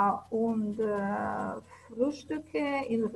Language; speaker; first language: German; non-native, learner; Russian